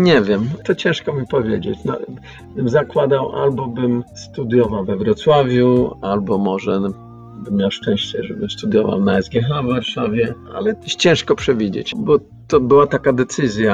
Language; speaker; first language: Polish; early bilingual, heritage; Polish